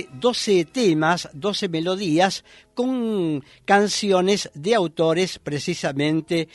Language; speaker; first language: Spanish; native; Spanish